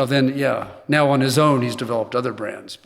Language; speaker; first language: English; native; English